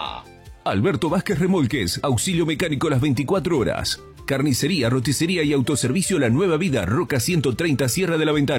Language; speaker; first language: Spanish; native; Spanish